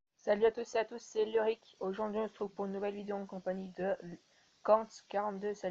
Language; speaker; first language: French; native; French